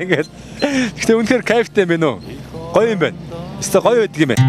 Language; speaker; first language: Mongolian; native; Mongolian